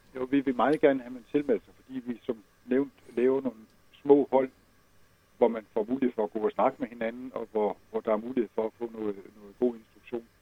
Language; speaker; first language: Danish; native; Danish